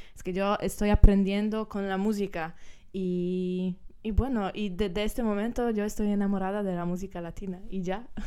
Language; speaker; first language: Spanish; non-native, learner; Polish